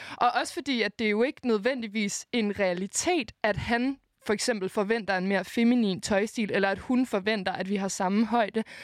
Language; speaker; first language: Danish; native; Danish